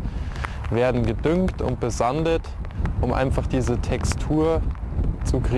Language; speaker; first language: German; native; German